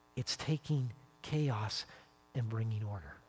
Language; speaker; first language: English; native; English